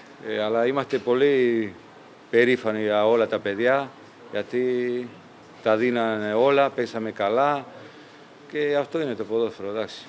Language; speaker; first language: Greek; non-native, fluent; Spanish